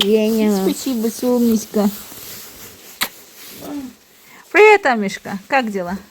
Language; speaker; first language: Russian; non-native, fluent; Azerbaijani